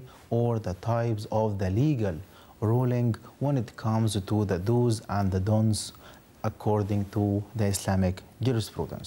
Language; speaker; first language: English; non-native, fluent; Arabic